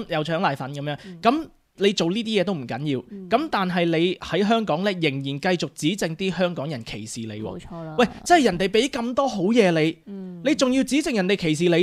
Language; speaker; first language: Cantonese; native; Cantonese